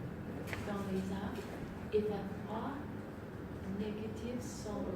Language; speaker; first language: French; non-native, learner; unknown